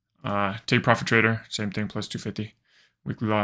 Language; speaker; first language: English; native; English